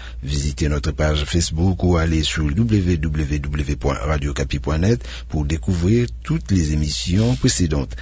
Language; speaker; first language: French; non-native, local second language; Lingala